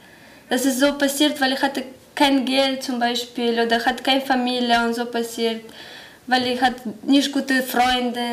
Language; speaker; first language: German; non-native, learner; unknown